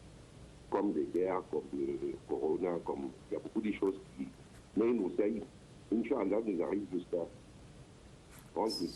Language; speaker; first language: French; non-native, learner; Arabic